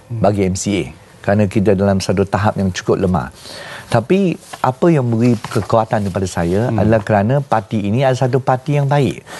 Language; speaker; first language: Malay; non-native, local second language; Chinese